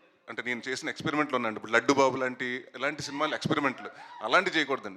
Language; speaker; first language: Telugu; native; Telugu